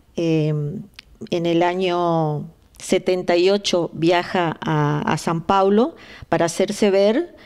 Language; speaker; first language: Spanish; native; Spanish